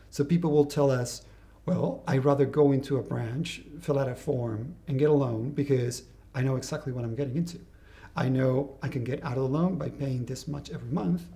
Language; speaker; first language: English; non-native, fluent; Spanish